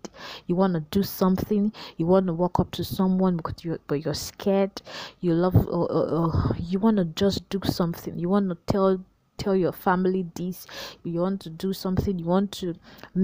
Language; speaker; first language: English; non-native, local second language; Yoruba